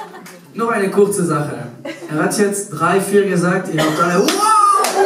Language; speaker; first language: German; non-native, fluent; French